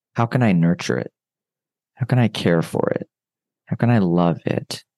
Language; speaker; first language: English; native; English